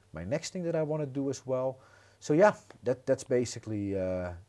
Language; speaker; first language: English; non-native, fluent; Dutch